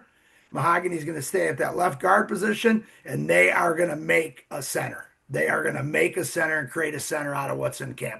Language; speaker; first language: English; native; English